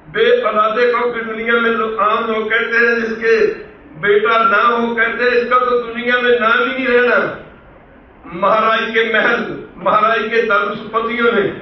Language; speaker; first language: Urdu; non-native, local second language; Punjabi